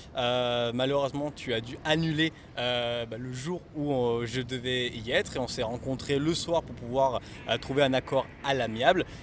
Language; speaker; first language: French; native; French